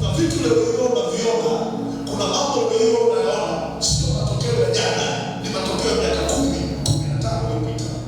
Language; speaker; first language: Swahili; non-native, local second language; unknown